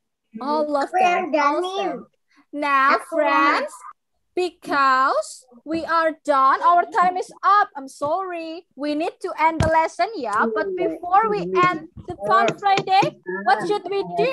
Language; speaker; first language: English; non-native, local second language; Indonesian